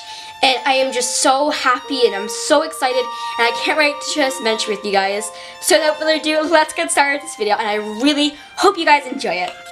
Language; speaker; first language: English; native; English